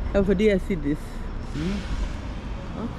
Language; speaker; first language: English; non-native, learner; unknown